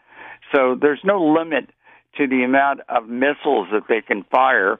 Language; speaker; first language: English; native; English